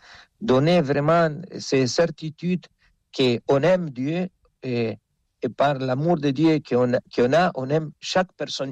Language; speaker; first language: French; non-native, fluent; Spanish